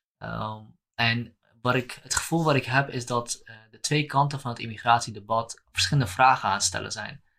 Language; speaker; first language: Dutch; native; Dutch